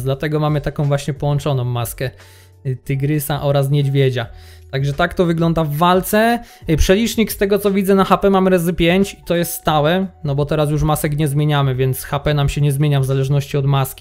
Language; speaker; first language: Polish; native; Polish